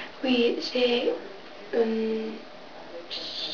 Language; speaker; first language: French; non-native, learner; English